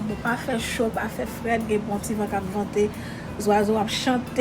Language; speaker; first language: French; non-native, learner; Haitian Creole